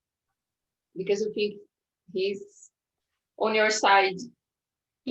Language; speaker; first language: English; non-native, fluent; Portuguese